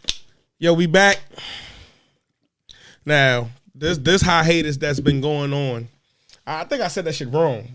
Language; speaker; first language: English; native; English